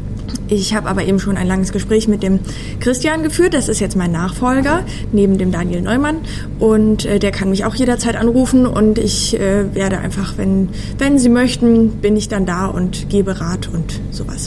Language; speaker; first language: German; native; German